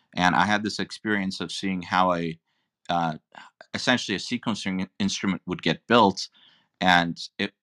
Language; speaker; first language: English; non-native, fluent; Turkish